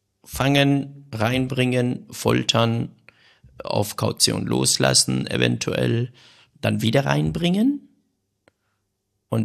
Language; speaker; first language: German; non-native, fluent; Persian